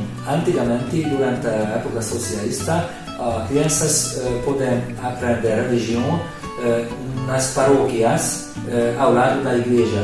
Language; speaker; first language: Portuguese; non-native, learner; Hungarian